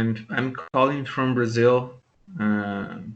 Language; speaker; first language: English; non-native, learner; Portuguese